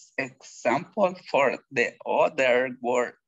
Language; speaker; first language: English; non-native, learner; Spanish